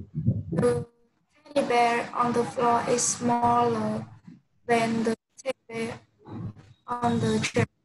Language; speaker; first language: English; non-native, learner; Vietnamese